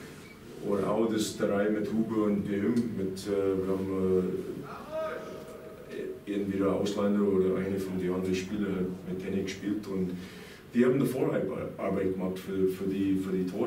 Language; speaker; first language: German; non-native, fluent; English